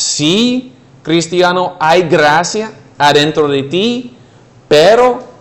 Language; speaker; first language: Spanish; non-native, fluent; English